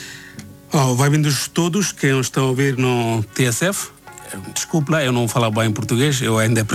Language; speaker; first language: Portuguese; non-native, learner; Bangla